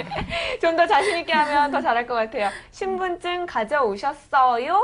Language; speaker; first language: Korean; native; Korean